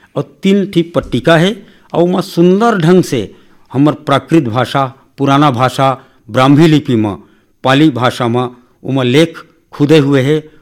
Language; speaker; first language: Hindi; non-native, local second language; Chhattisgarhi